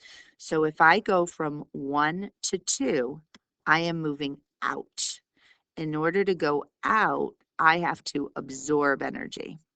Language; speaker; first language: English; native; English